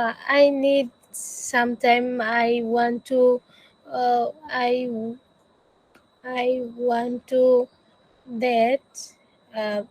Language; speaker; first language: English; non-native, learner; Bangla